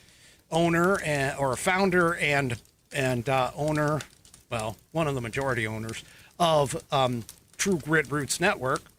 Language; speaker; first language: English; native; English